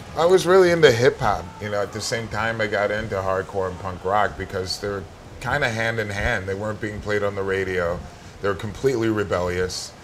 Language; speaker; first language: English; native; English